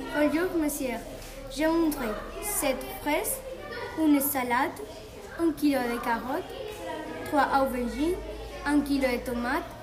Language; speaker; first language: French; non-native, learner; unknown